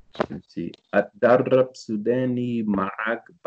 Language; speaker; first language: Arabic; non-native, learner; English